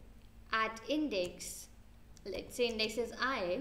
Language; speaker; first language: English; non-native, local second language; Hindi